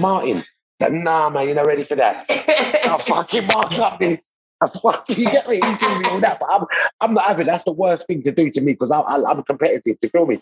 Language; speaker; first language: English; native; English